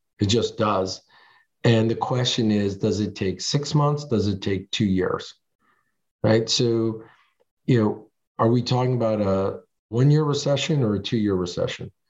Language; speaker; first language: English; early bilingual, other home language; French